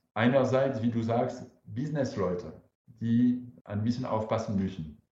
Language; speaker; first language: German; non-native, fluent; French